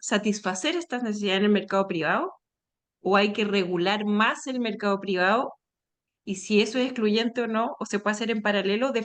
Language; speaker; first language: Spanish; native; Spanish